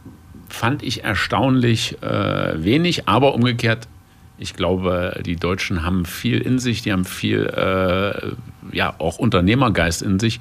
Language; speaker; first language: German; native; German